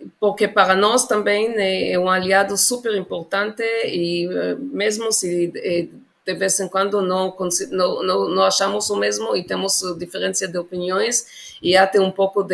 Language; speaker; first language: Portuguese; non-native, fluent; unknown